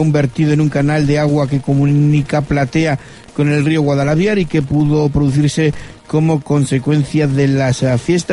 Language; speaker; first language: Spanish; native; Spanish